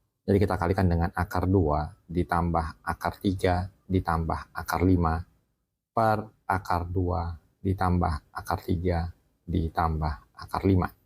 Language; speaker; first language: Indonesian; native; Indonesian